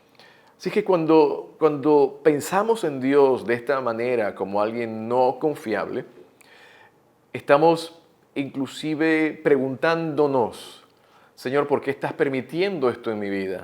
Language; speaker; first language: Spanish; native; Spanish